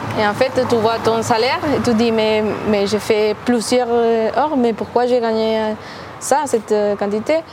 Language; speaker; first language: French; non-native, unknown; Spanish